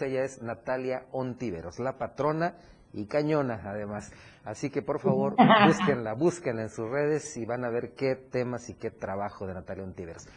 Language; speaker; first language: Spanish; native; Spanish